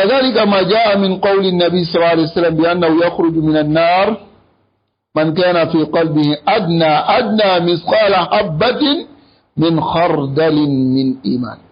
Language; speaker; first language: Arabic; non-native, fluent; French